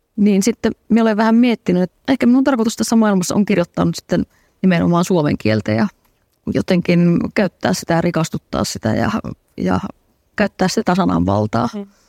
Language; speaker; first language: Finnish; native; Finnish